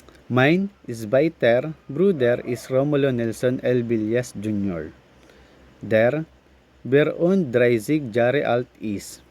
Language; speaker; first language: German; non-native, learner; Filipino